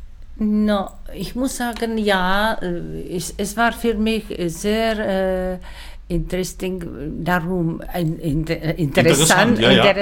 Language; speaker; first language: German; non-native, learner; Czech